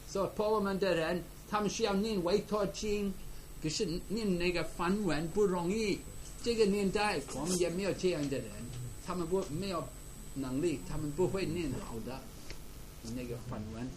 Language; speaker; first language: Chinese; non-native, fluent; English